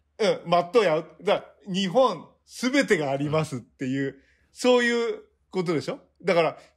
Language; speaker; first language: Japanese; native; Japanese